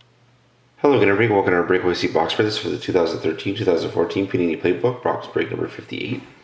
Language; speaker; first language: English; native; English